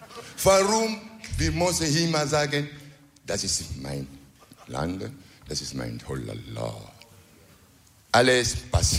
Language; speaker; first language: German; non-native, learner; French